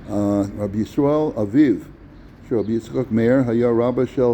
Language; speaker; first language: Hebrew; non-native, fluent; English